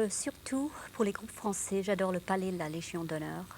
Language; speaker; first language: French; non-native, local second language; English